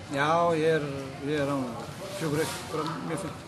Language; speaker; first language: Icelandic; non-native, fluent; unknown